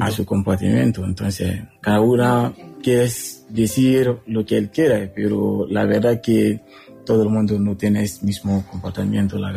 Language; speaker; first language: Spanish; non-native, learner; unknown